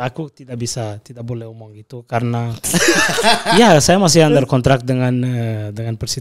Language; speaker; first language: Indonesian; non-native, fluent; Portuguese